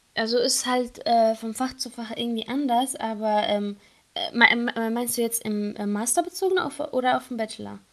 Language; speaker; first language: German; non-native, fluent; Arabic